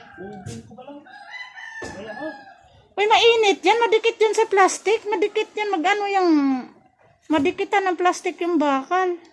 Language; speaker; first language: Filipino; native; Filipino